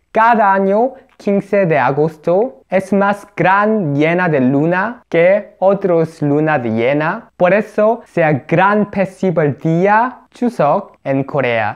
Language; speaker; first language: Spanish; non-native, learner; Korean